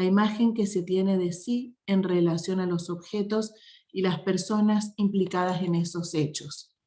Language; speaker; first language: Spanish; native; Spanish